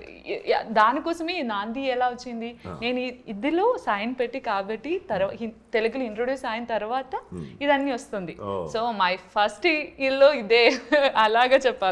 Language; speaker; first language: Telugu; non-native, learner; Malayalam